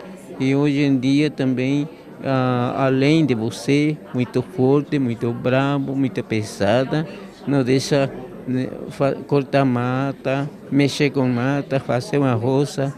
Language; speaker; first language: Portuguese; non-native, local second language; Guarani